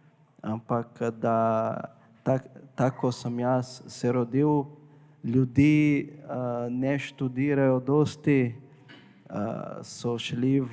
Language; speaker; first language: Slovenian; non-native, fluent; Portuguese